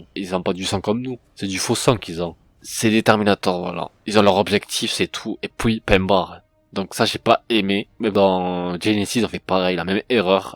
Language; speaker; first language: French; native; French